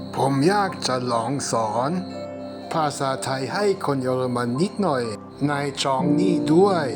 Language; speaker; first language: Thai; non-native, fluent; German